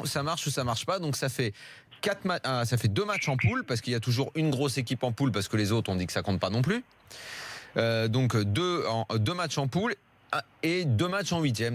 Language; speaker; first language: French; native; French